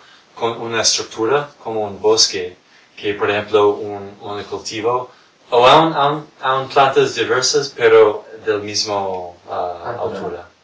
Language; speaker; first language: Spanish; non-native, fluent; English